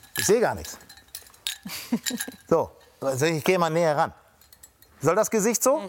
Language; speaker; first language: German; native; German